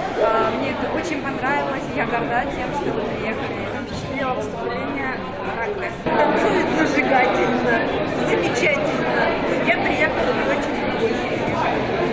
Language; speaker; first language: Russian; non-native, fluent; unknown